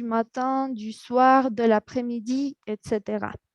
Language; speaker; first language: French; non-native, fluent; Spanish